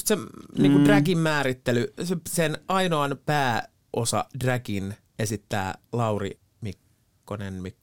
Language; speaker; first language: Finnish; native; Finnish